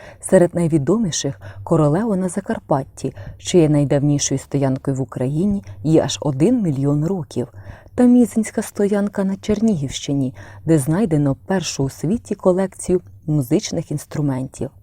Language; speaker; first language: Ukrainian; native; Ukrainian